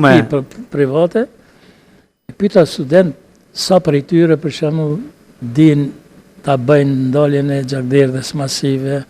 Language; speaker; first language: Albanian; native; Albanian